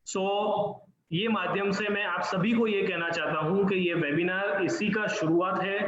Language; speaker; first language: Hindi; non-native, local second language; Gujarati